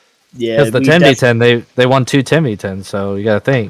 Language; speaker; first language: English; native; English